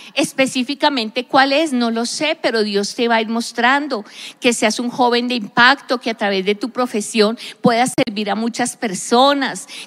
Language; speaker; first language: Spanish; native; Spanish